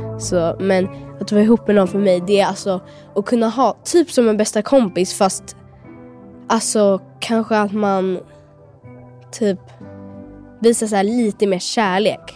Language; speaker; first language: Swedish; native; Swedish